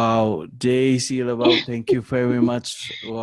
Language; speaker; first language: English; non-native, learner; Indonesian